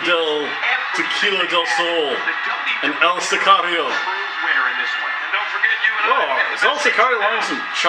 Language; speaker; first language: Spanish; non-native, learner; English